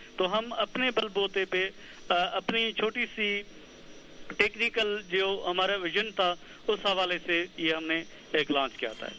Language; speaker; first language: Urdu; non-native, local second language; Sindhi